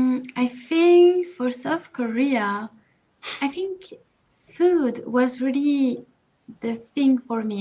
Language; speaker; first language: English; non-native, learner; French